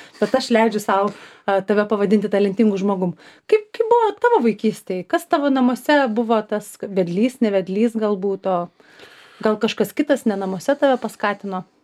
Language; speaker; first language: Lithuanian; native; Lithuanian